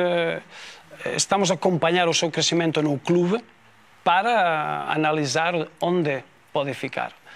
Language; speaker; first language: Portuguese; non-native, fluent; Spanish